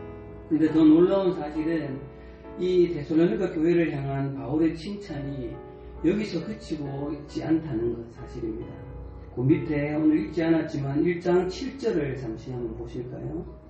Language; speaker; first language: Korean; native; Korean